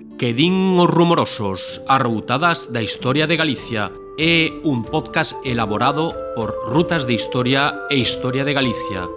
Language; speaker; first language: Galician; native; Galician